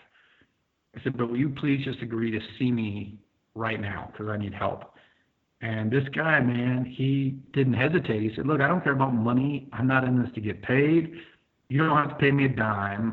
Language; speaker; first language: English; native; English